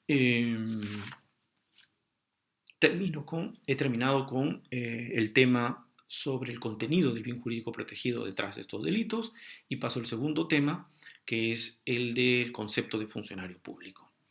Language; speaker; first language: Spanish; native; Spanish